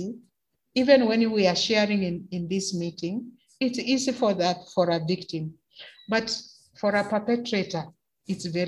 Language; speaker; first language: English; non-native, local second language; Luyia